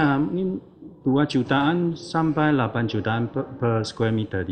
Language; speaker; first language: Indonesian; non-native, learner; Chinese